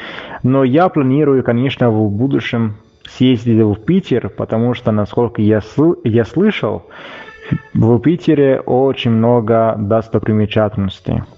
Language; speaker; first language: Russian; non-native, fluent; Italian